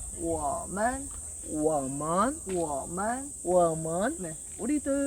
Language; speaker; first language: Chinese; non-native, learner; Korean